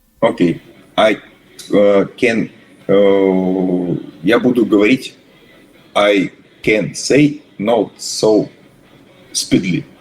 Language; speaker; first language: English; non-native, learner; Russian